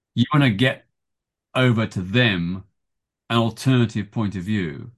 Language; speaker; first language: English; native; English